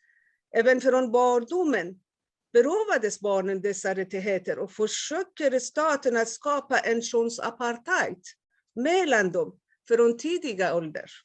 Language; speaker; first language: Swedish; non-native, fluent; Persian